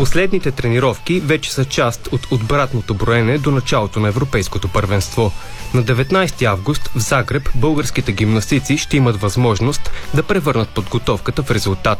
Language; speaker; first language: Bulgarian; native; Bulgarian